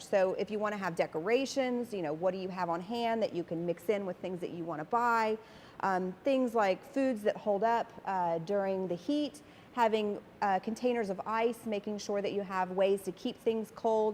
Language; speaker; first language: English; native; English